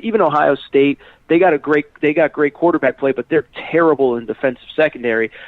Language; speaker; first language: English; native; English